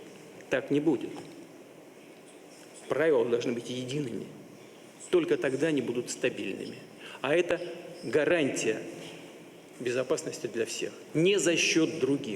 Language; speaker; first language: Russian; native; Russian